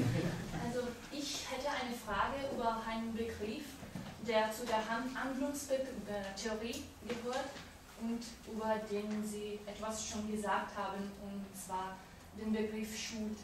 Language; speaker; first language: German; non-native, fluent; Italian